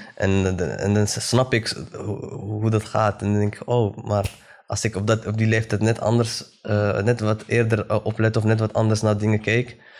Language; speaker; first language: Dutch; early bilingual, other home language; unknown